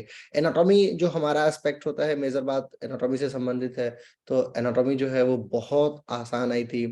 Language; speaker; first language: Hindi; native; Hindi